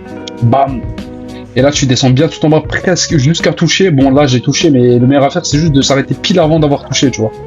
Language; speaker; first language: French; native; French